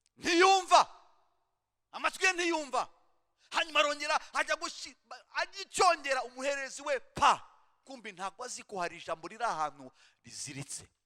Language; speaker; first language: Kinyarwanda; native; Kinyarwanda